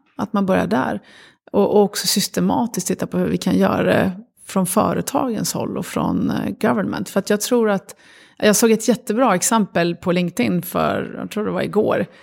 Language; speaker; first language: Swedish; early bilingual, other home language; Arabic